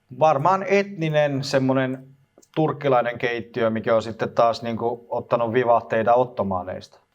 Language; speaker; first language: Finnish; early bilingual, other home language; Turkish